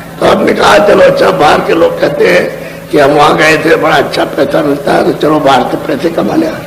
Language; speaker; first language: Hindi; native; Hindi